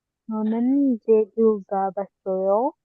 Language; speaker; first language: Korean; non-native, learner; Indonesian